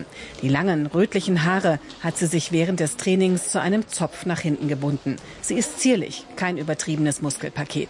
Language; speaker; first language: German; native; German